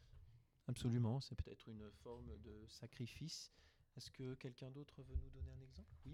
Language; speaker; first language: French; native; French